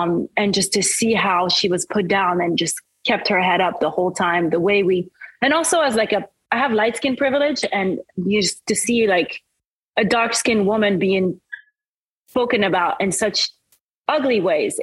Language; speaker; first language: English; non-native, fluent; French